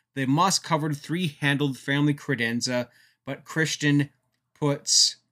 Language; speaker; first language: English; native; English